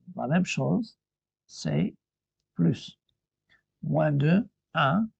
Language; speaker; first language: French; non-native, local second language; Arabic